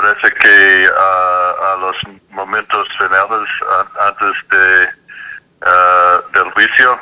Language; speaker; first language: Spanish; non-native, fluent; English